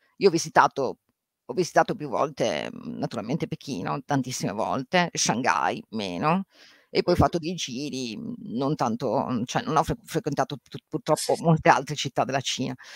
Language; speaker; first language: Italian; native; Italian